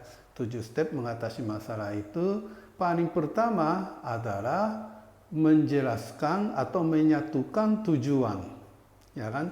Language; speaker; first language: Indonesian; non-native, fluent; Japanese